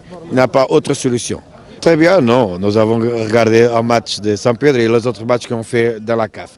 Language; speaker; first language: French; non-native, fluent; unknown